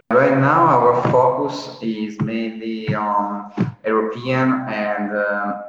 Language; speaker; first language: English; non-native, fluent; Italian